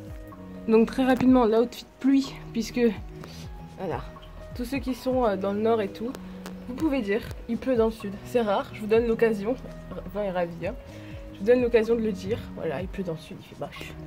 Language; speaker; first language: French; native; French